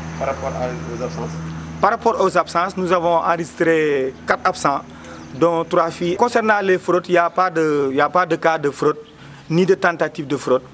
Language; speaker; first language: French; non-native, local second language; Wolof